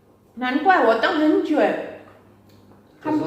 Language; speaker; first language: Chinese; non-native, learner; Indonesian